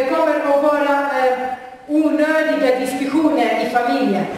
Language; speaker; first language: Swedish; non-native, fluent; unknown